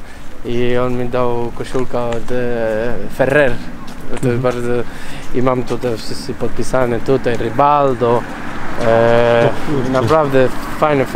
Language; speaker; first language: Polish; non-native, learner; Spanish